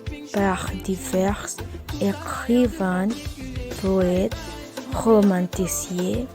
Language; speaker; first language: French; non-native, learner; Spanish